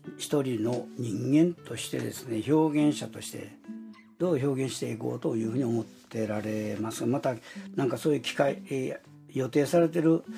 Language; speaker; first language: Japanese; native; Japanese